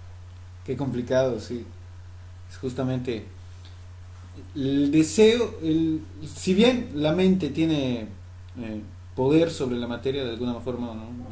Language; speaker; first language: Spanish; native; Spanish